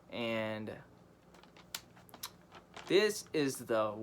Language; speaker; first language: English; native; English